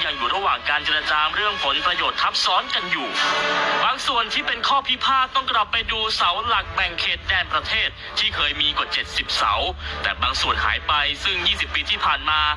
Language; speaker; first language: Thai; native; Thai